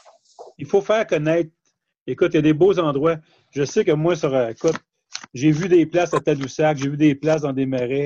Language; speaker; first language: French; native; French